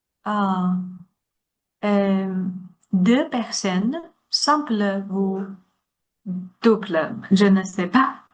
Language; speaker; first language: French; non-native, learner; Chinese